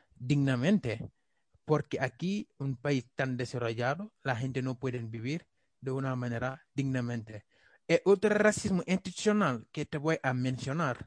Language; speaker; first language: Spanish; non-native, learner; Wolof